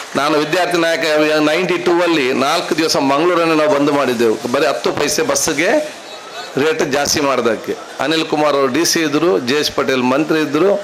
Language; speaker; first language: Kannada; non-native, local second language; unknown